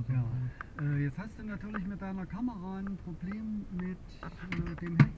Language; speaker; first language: German; native; German